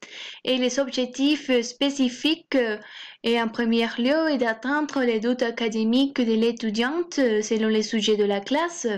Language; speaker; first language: French; non-native, fluent; Spanish